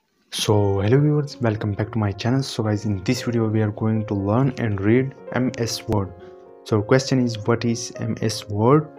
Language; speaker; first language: English; non-native, local second language; Urdu